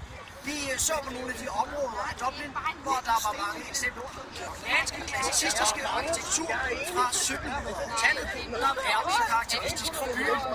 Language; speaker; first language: Danish; native; Danish